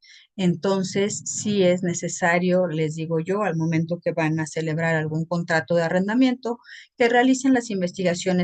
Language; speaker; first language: Spanish; native; Spanish